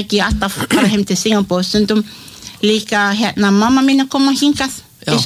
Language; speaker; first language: Icelandic; non-native, learner; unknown